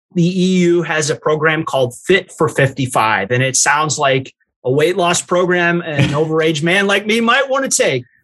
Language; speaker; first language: English; native; English